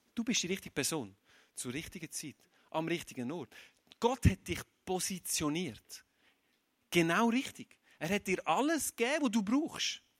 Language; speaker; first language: German; native; German